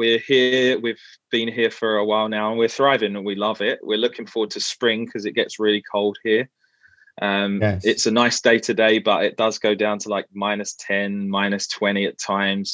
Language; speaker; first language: English; native; English